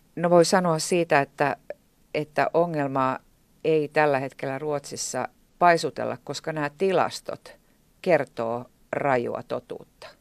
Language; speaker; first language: Finnish; native; Finnish